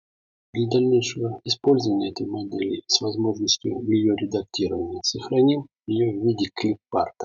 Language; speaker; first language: Russian; native; Russian